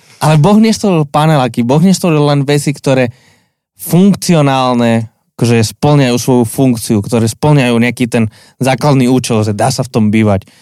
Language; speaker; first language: Slovak; non-native, fluent; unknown